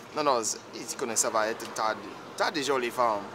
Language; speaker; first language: French; non-native, learner; English